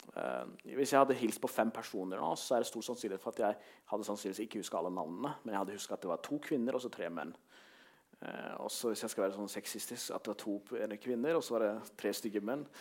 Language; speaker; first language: Norwegian; early bilingual, other home language; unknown